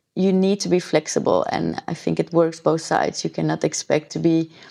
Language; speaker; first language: English; non-native, fluent; Dutch